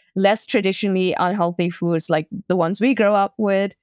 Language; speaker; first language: English; native; English